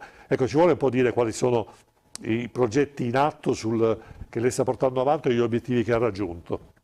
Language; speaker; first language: Italian; native; Italian